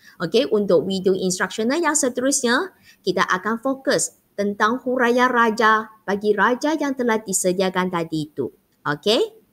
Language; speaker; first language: Malay; non-native, local second language; Chinese